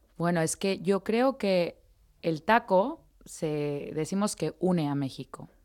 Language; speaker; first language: Spanish; native; Spanish